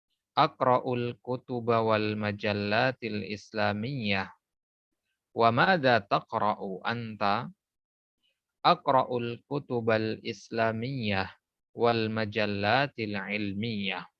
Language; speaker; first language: Arabic; non-native, fluent; Indonesian